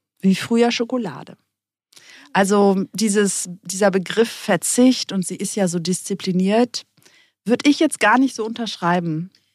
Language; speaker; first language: German; early bilingual, other home language; Greek